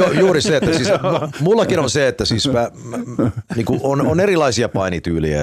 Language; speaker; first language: Finnish; early bilingual, heritage; Finnish